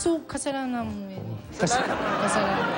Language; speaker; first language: Filipino; non-native, learner; Japanese